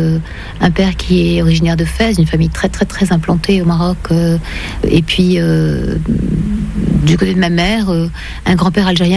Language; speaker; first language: French; native; French